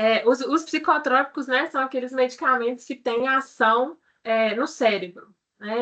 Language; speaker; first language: Portuguese; native; Portuguese